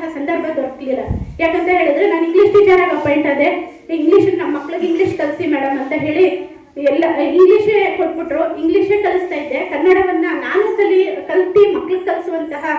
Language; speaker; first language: Kannada; non-native, local second language; Urdu